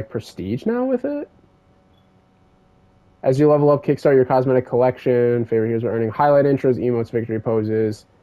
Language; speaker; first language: English; native; English